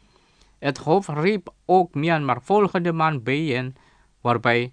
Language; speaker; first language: Dutch; non-native, fluent; Indonesian